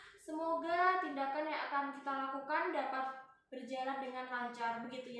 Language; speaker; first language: Indonesian; native; Indonesian